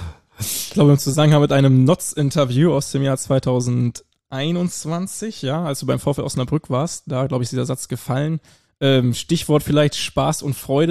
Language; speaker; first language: German; native; German